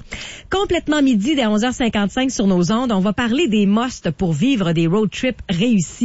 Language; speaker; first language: French; native; French